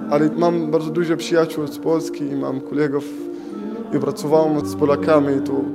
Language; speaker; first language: Polish; non-native, learner; Arabic